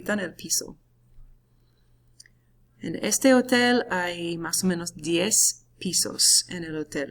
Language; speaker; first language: Spanish; non-native, fluent; English